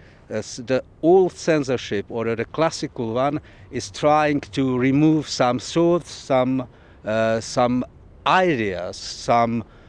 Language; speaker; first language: English; non-native, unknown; Czech